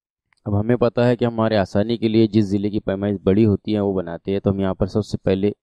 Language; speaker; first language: Urdu; native; Urdu